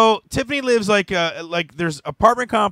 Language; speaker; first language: English; native; English